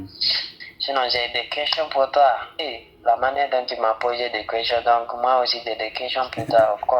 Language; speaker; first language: French; non-native, fluent; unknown